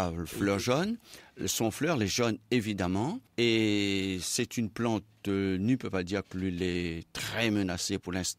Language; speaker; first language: French; non-native, local second language; Réunion Creole French